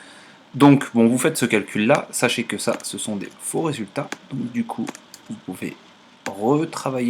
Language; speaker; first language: French; native; French